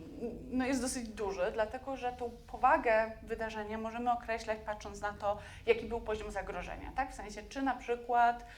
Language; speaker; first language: Polish; native; Polish